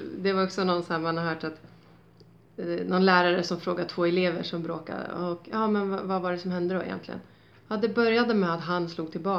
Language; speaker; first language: Swedish; native; Swedish